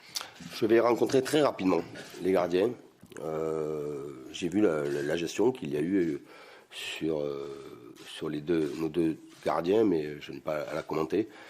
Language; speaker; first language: French; native; French